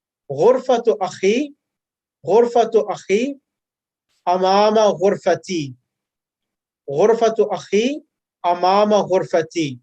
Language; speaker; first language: Arabic; non-native, fluent; English